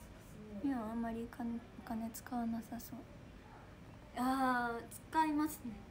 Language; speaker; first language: Japanese; native; Japanese